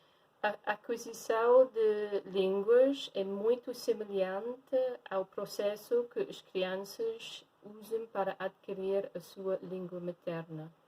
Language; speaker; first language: Portuguese; non-native, fluent; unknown